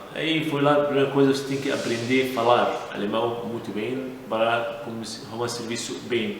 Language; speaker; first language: Portuguese; non-native, learner; Arabic